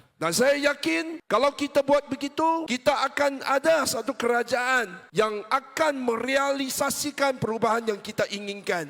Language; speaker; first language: Malay; non-native, local second language; Chinese